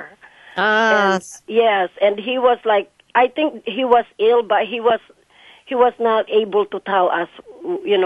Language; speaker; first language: English; non-native, local second language; Cebuano